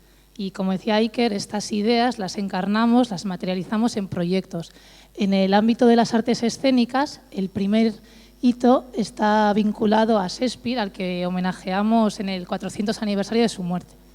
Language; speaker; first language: Spanish; native; Spanish